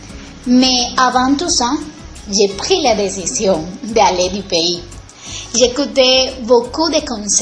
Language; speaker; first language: French; non-native, learner; Spanish